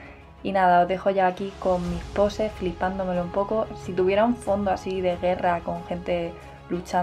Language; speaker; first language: Spanish; native; Spanish